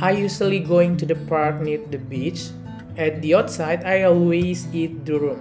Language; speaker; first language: English; non-native, learner; Indonesian